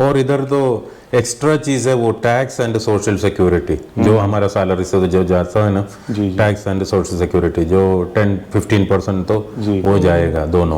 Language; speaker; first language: Hindi; non-native, local second language; Malayalam